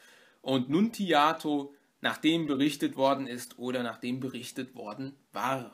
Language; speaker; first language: German; native; German